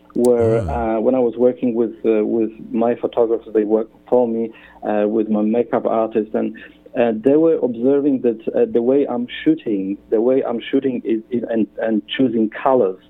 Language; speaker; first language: English; non-native, fluent; Polish